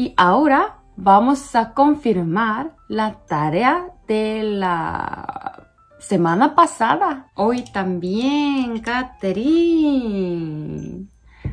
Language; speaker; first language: Spanish; non-native, learner; Korean